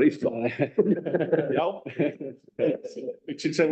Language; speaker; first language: Welsh; native; Welsh